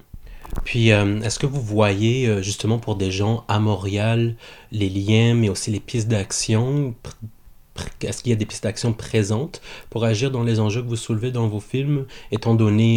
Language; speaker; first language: French; native; French